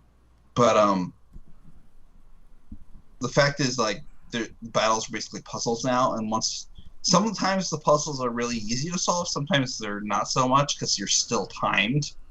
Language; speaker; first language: English; native; English